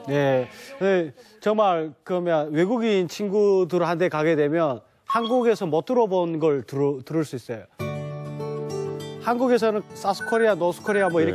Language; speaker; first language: Korean; non-native, local second language; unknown